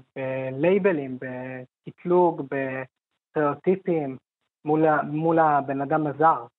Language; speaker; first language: Hebrew; early bilingual, other home language; Hindi